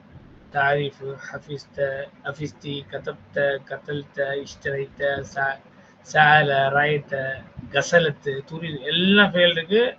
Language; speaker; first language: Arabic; non-native, fluent; Tamil